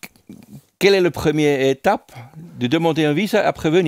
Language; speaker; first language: French; non-native, fluent; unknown